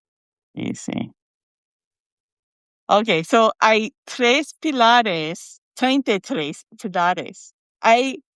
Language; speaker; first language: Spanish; non-native, learner; English